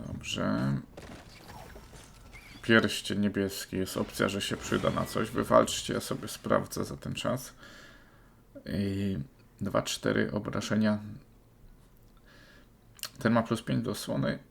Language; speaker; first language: Polish; native; Polish